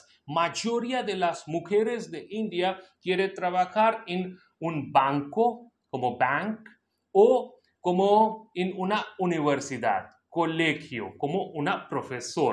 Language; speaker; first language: Spanish; non-native, local second language; Hindi